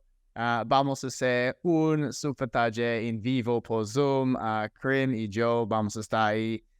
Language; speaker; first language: Spanish; non-native, fluent; English